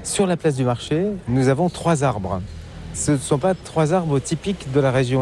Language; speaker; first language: French; native; French